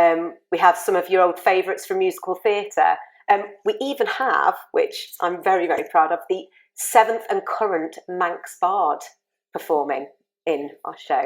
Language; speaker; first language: English; native; English